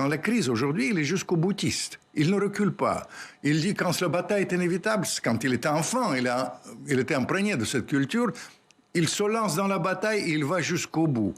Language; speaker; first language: French; non-native, fluent; Russian